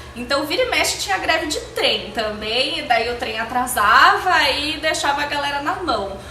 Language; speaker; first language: Portuguese; native; Portuguese